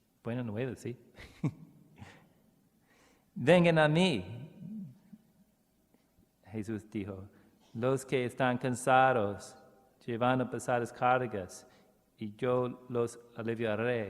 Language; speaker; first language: Spanish; non-native, learner; English